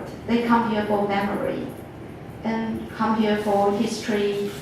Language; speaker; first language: English; non-native, fluent; Chinese